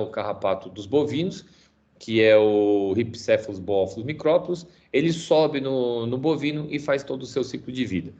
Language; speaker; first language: Portuguese; native; Portuguese